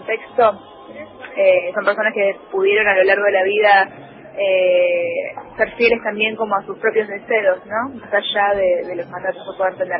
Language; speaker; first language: Spanish; early bilingual, other home language; Korean